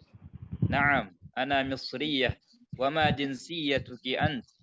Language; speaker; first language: Arabic; non-native, learner; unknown